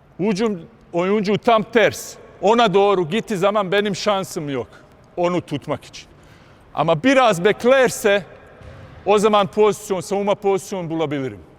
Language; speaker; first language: Turkish; non-native, fluent; Bosnian